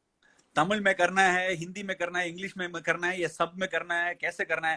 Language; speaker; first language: Hindi; non-native, local second language; Tamil